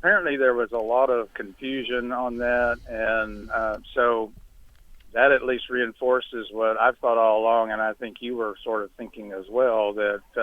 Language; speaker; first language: English; native; English